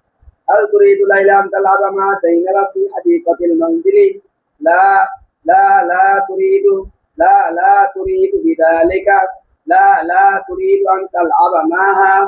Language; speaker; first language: Arabic; non-native, learner; Bangla